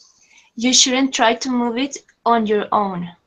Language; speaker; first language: English; non-native, learner; Spanish